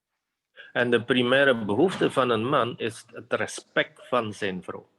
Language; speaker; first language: Dutch; non-native, fluent; Indonesian